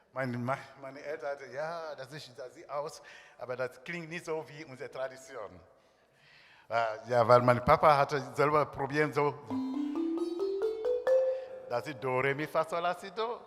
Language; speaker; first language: German; non-native, learner; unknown